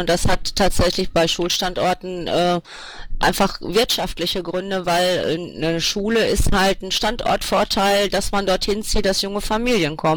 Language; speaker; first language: German; native; German